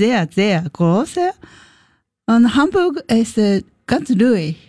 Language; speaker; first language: German; non-native, learner; Japanese